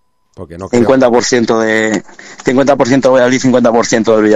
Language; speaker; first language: Spanish; native; Spanish